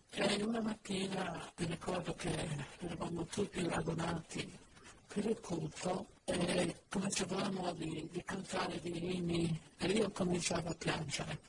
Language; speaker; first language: Italian; non-native, fluent; English